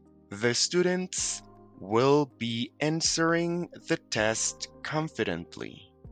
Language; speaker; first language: English; non-native, fluent; Spanish